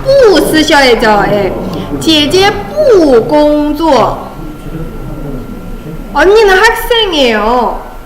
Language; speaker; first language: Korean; non-native, fluent; Chinese